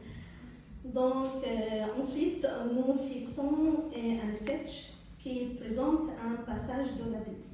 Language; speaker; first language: French; non-native, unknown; Arabic